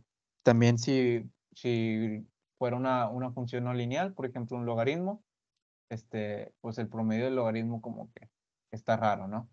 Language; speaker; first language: Spanish; native; Spanish